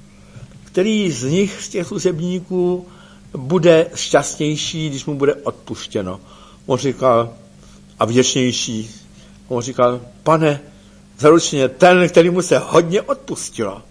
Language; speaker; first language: Czech; native; Czech